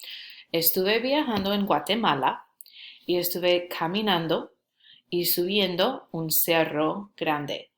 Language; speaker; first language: Spanish; non-native, fluent; English